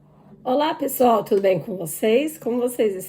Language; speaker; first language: Portuguese; native; Portuguese